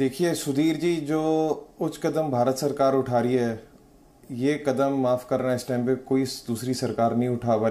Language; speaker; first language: Hindi; native; Hindi